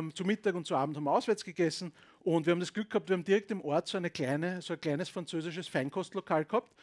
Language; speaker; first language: German; native; German